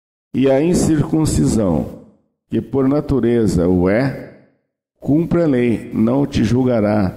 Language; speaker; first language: Portuguese; native; Portuguese